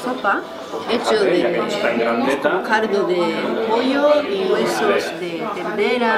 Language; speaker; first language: Spanish; non-native, learner; Japanese